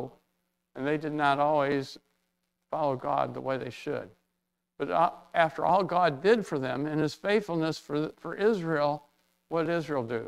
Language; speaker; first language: English; native; English